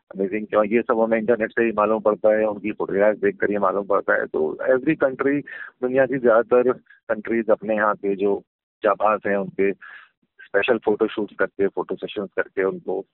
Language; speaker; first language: Hindi; native; Hindi